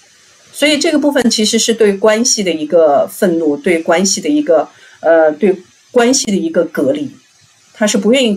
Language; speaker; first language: Chinese; native; Chinese